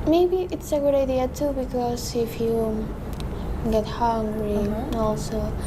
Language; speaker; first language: English; non-native, learner; Spanish